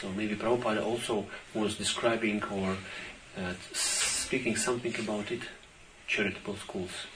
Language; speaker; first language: English; non-native, fluent; Russian